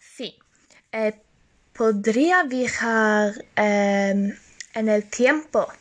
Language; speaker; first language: Spanish; non-native, learner; Norwegian